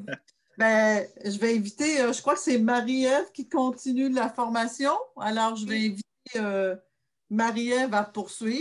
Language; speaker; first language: French; native; French